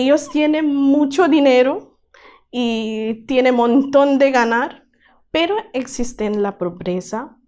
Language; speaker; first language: Spanish; non-native, learner; Bangla